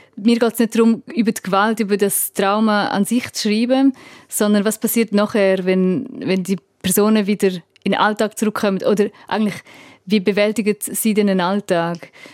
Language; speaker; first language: German; native; German